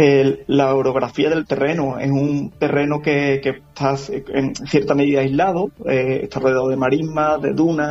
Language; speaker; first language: Spanish; native; Spanish